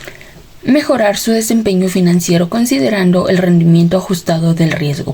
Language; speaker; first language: Spanish; native; Spanish